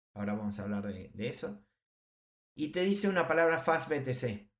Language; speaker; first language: Spanish; native; Spanish